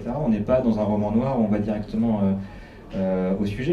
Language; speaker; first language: French; native; French